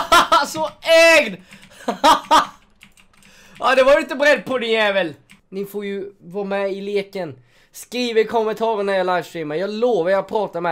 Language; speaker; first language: Swedish; native; Swedish